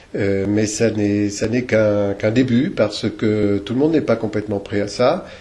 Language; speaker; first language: French; native; French